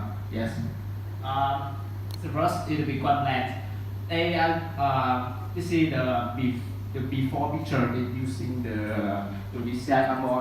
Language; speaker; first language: English; non-native, learner; Vietnamese